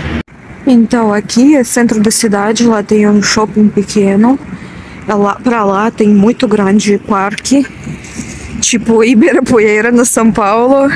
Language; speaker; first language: Portuguese; non-native, learner; Russian